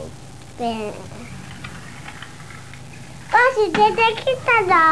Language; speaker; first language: Japanese; native; Japanese